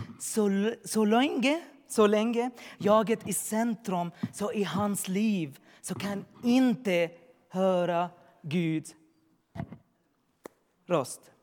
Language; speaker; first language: Swedish; non-native, learner; Arabic